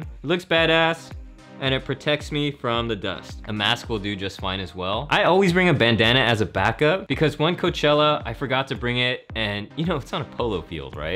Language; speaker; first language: English; native; English